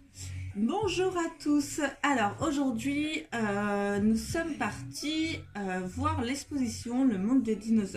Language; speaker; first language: French; native; French